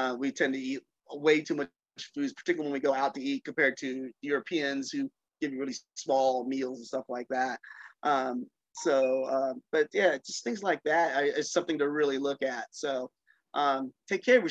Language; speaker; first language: English; native; English